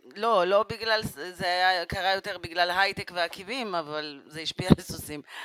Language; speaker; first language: Hebrew; native; Hebrew